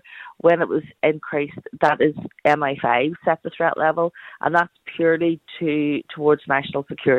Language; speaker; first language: English; native; English